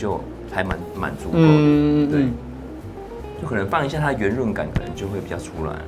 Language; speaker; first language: Chinese; native; Chinese